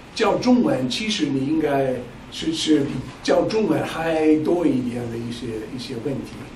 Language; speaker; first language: Chinese; non-native, fluent; English